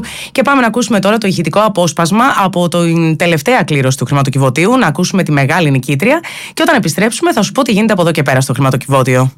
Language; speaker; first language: Greek; native; Greek